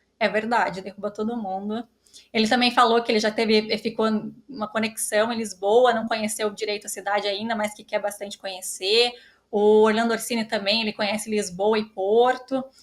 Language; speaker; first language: Portuguese; native; Portuguese